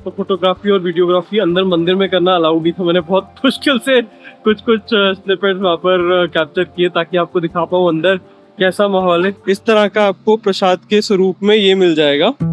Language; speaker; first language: Hindi; native; Hindi